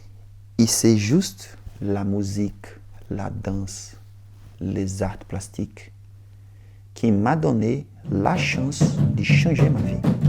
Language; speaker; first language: French; non-native, learner; Portuguese